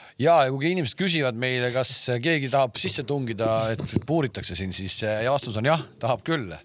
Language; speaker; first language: Estonian; native; Estonian